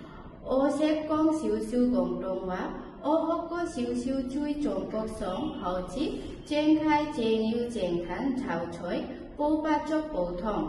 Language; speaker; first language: Cantonese; non-native, learner; Bangla